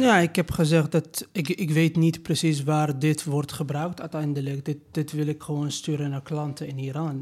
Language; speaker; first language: Dutch; non-native, learner; Persian